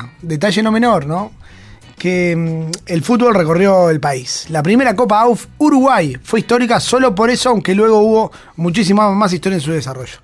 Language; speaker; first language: Spanish; native; Spanish